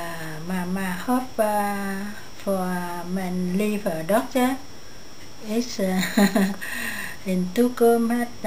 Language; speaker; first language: Dutch; non-native, learner; Vietnamese